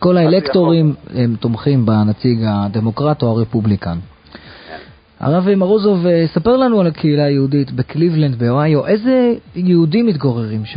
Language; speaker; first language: Hebrew; native; Hebrew